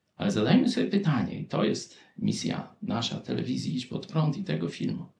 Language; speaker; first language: Polish; native; Polish